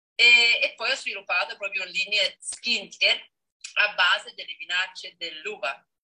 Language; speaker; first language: Italian; non-native, fluent; Danish